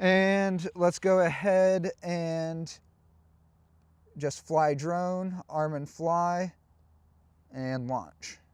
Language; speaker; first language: English; native; English